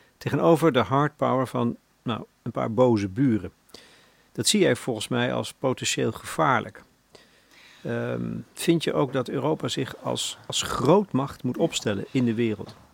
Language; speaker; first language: Dutch; native; Dutch